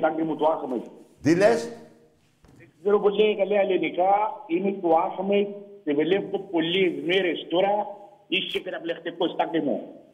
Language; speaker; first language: Greek; non-native, learner; Arabic